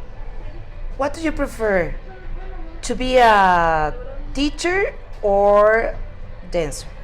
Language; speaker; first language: English; non-native, learner; Spanish